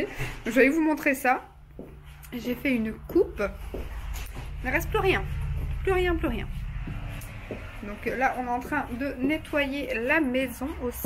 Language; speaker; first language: French; native; French